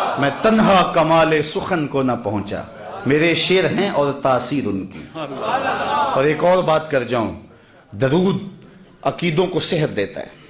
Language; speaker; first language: Urdu; non-native, local second language; Punjabi